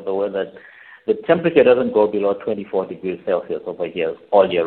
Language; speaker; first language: English; non-native, local second language; Shona